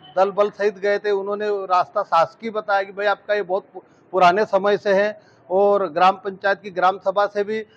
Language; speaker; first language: Hindi; native; Hindi